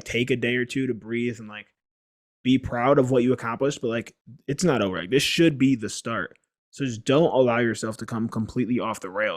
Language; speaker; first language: English; native; English